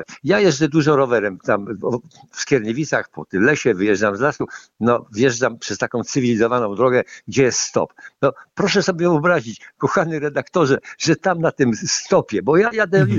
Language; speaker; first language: Polish; native; Polish